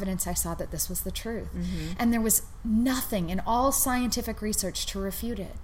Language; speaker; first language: English; native; English